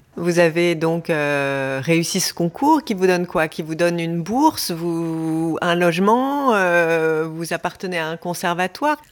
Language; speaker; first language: French; native; French